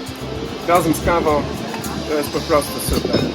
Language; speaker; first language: Polish; non-native, learner; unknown